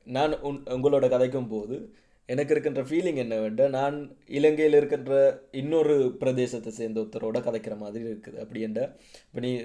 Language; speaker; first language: Tamil; native; Tamil